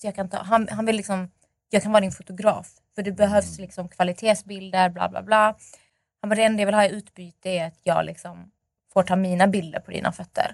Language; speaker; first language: Swedish; native; Swedish